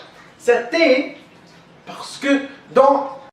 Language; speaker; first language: French; non-native, learner; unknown